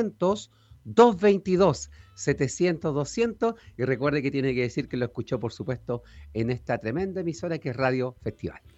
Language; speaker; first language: Spanish; native; Spanish